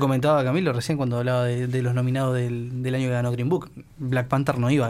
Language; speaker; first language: Spanish; native; Spanish